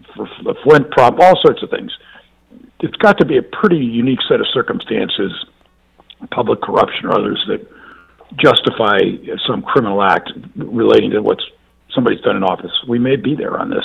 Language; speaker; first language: English; native; English